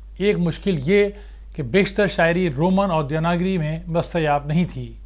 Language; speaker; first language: Urdu; native; Urdu